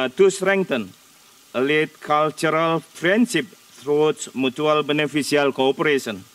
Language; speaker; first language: English; non-native, fluent; Indonesian